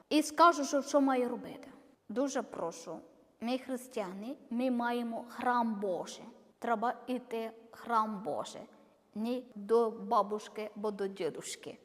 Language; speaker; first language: Ukrainian; non-native, learner; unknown